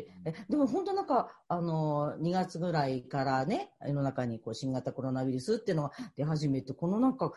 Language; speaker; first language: Japanese; native; Japanese